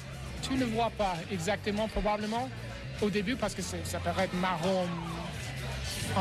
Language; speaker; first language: French; non-native, fluent; English